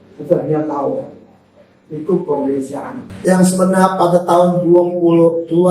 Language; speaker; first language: Malay; non-native, local second language; Chinese